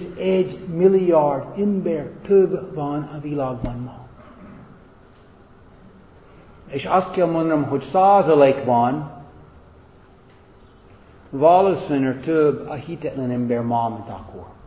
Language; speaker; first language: Hungarian; non-native, fluent; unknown